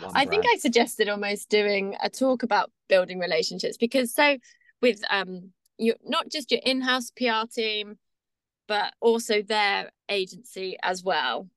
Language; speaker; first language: English; native; English